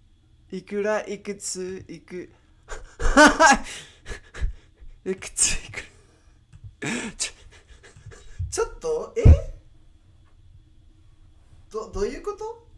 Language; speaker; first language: Japanese; non-native, learner; Spanish